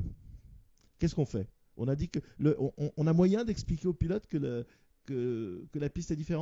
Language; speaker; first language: French; native; French